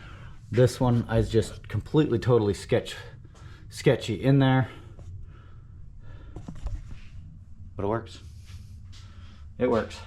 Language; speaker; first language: English; native; English